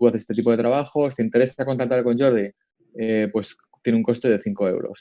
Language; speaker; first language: Spanish; native; Spanish